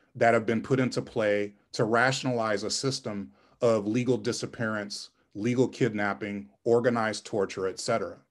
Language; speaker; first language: English; native; English